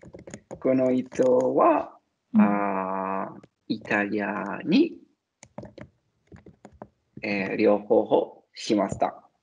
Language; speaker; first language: Japanese; non-native, learner; Italian